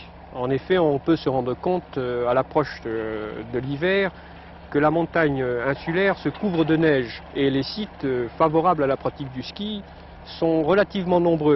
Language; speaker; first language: French; native; French